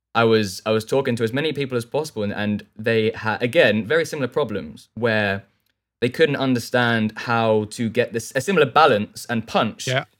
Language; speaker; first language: English; native; English